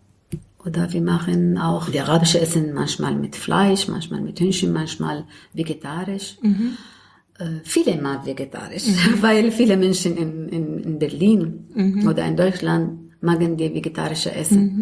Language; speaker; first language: German; non-native, learner; Arabic